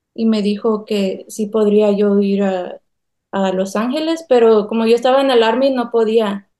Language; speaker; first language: Spanish; early bilingual, heritage; Spanish